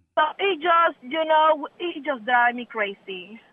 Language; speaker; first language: English; non-native, learner; Spanish